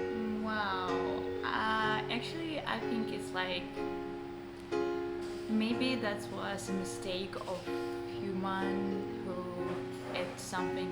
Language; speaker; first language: English; non-native, learner; Russian